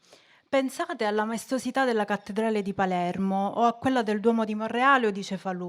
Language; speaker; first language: Italian; native; Italian